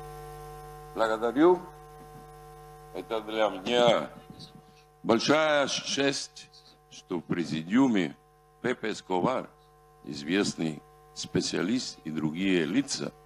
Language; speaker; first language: Russian; non-native, fluent; Spanish